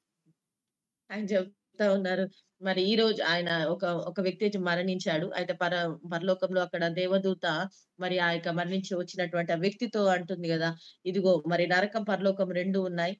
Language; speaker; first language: Telugu; native; Telugu